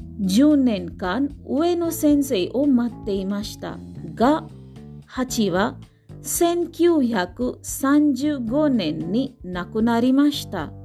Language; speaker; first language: Japanese; non-native, learner; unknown